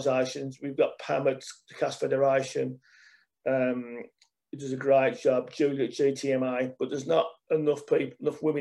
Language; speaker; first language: English; native; English